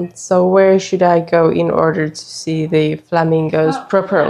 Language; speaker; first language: English; non-native, fluent; Finnish